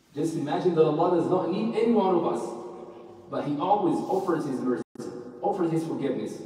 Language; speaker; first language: English; non-native, fluent; Arabic